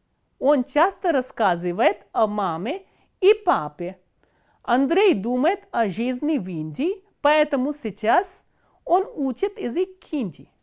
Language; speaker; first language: Russian; non-native, fluent; Hindi